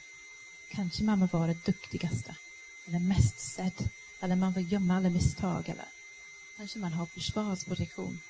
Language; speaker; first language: Swedish; non-native, fluent; English